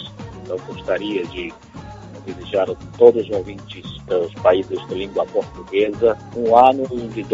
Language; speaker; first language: Portuguese; non-native, fluent; Chinese